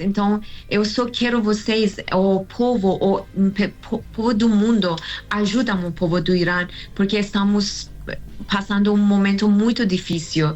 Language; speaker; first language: Portuguese; non-native, learner; Persian